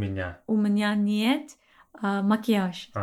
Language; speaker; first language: Russian; non-native, learner; English